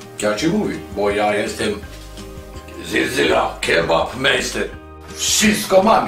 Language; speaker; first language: Polish; non-native, fluent; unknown